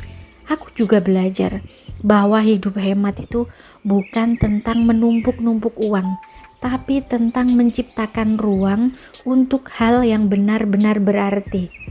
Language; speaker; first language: Indonesian; native; Indonesian